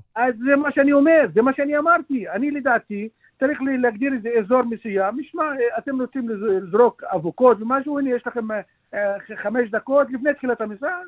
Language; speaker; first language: Hebrew; non-native, local second language; Arabic